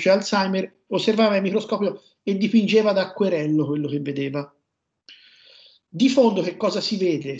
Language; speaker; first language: Italian; native; Italian